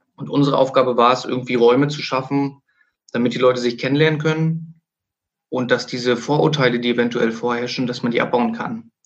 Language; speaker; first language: German; native; German